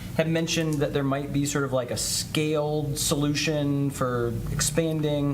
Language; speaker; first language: English; native; English